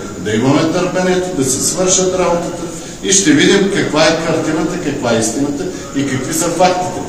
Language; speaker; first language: Bulgarian; non-native, local second language; Turkish